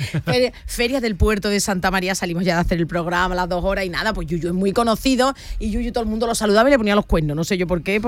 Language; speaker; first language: Spanish; native; Spanish